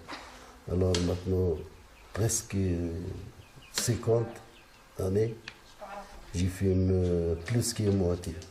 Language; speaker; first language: French; non-native, learner; Arabic